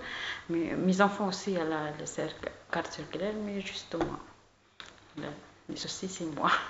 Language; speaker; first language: French; non-native, learner; Arabic